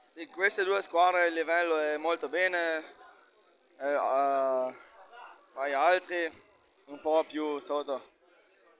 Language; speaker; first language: Italian; non-native, local second language; German